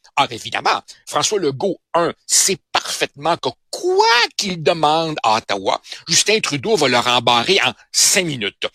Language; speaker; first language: French; early bilingual, other home language; Spanish